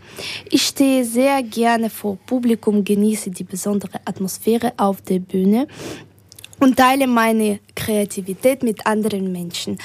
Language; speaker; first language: German; early bilingual, other home language; Ukrainian